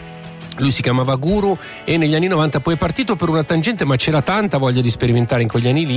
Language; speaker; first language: Italian; native; Italian